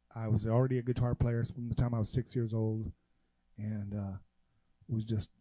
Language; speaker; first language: English; native; English